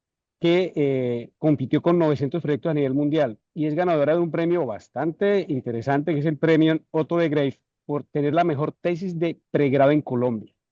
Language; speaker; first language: Spanish; native; Spanish